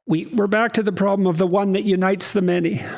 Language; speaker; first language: English; native; English